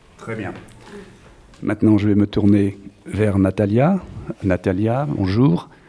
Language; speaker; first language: French; native; French